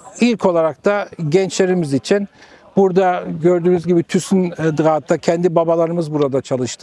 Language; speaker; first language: Turkish; early bilingual, heritage; Turkish